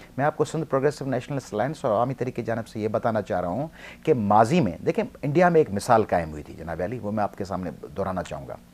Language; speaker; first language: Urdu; non-native, local second language; Sindhi